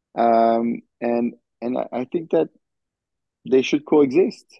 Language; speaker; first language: English; non-native, fluent; French